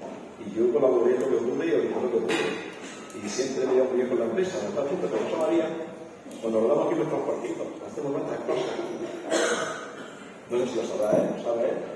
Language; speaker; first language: Spanish; native; Spanish